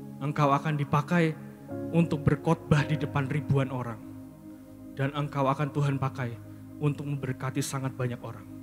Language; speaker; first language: Indonesian; native; Indonesian